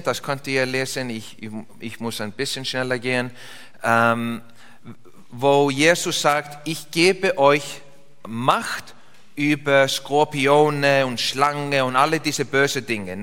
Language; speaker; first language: German; non-native, learner; English